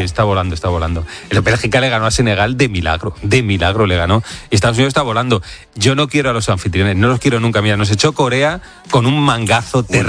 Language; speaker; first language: Spanish; native; Spanish